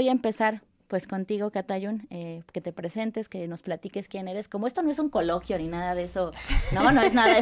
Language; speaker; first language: Spanish; native; Spanish